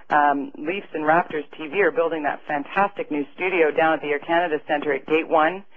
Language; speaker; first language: English; native; English